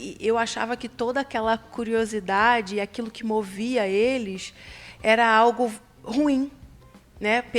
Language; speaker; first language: Portuguese; native; Portuguese